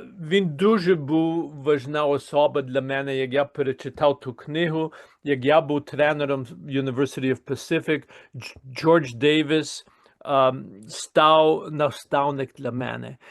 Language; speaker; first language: Ukrainian; early bilingual, heritage; Ukrainian